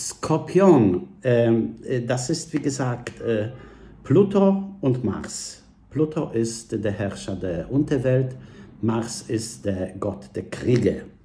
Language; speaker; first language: German; non-native, fluent; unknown